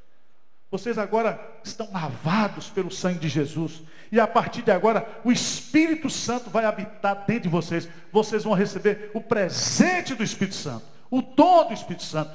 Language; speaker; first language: Portuguese; native; Portuguese